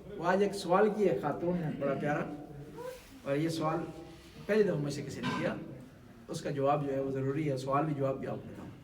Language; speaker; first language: Urdu; non-native, local second language; Punjabi